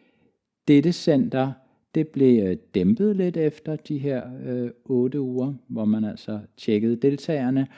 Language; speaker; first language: Danish; native; Danish